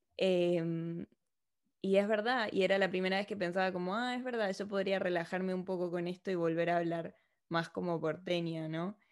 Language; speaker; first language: Spanish; native; Spanish